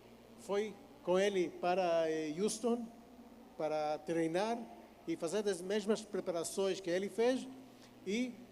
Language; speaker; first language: Portuguese; non-native, fluent; Hebrew